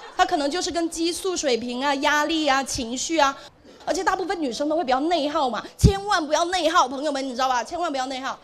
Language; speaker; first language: Chinese; non-native, local second language; Hakka Chinese